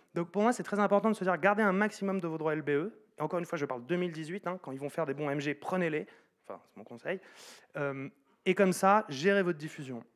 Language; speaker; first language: French; native; French